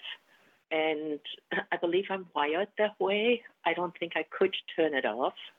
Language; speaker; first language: English; non-native, fluent; German